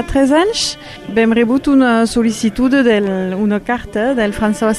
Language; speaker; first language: Catalan; non-native, fluent; French